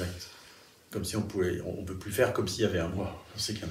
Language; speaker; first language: French; native; French